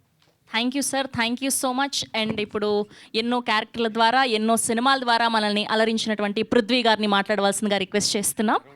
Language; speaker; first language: Telugu; native; Telugu